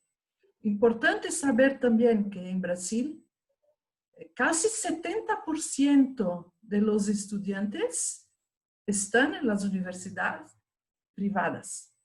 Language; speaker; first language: Spanish; non-native, fluent; Portuguese